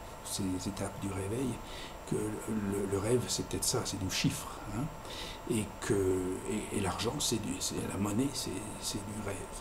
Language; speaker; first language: French; native; French